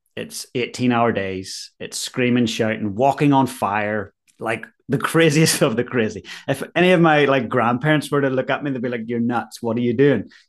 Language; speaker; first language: English; native; English